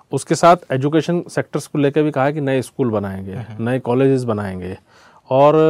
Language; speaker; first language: Hindi; native; Hindi